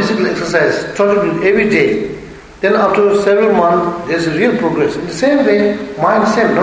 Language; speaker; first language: Russian; non-native, learner; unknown